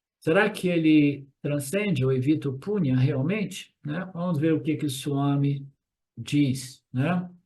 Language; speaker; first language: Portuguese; non-native, fluent; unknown